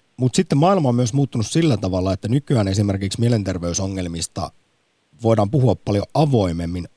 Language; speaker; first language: Finnish; native; Finnish